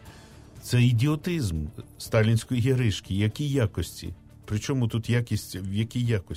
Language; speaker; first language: Ukrainian; native; Ukrainian